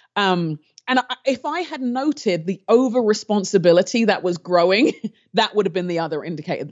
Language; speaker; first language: English; native; English